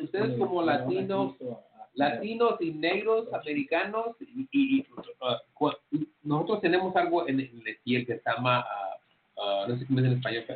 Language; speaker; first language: Spanish; early bilingual, heritage; Spanish